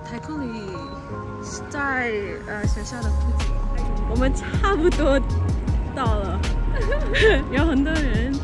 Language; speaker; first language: Chinese; non-native, learner; English